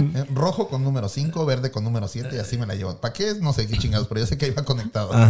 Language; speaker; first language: Spanish; native; Spanish